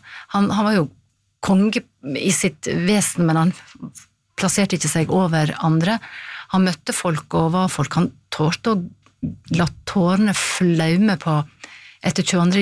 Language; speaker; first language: Norwegian; native; Norwegian